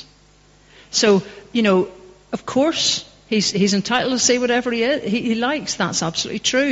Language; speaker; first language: English; native; English